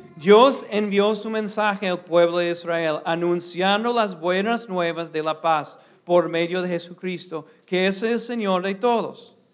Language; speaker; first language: Spanish; non-native, fluent; English